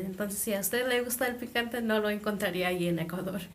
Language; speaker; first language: Spanish; non-native, fluent; English